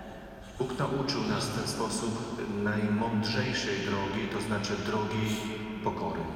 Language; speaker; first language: Polish; native; Polish